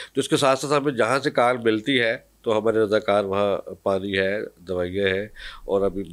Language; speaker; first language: Urdu; native; Urdu